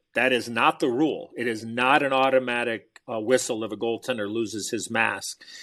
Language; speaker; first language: English; native; English